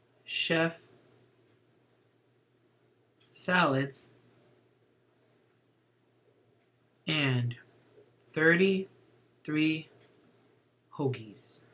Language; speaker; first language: English; native; English